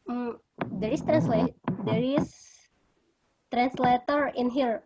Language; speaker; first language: English; non-native, learner; Indonesian